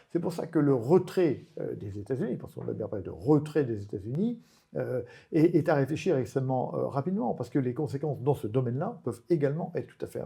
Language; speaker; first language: French; native; French